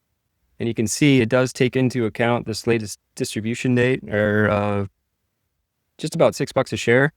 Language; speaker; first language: English; native; English